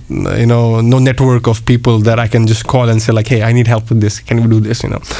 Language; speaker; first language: English; non-native, local second language; Marathi